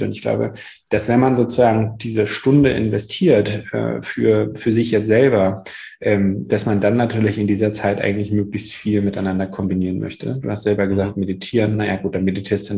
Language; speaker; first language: German; native; German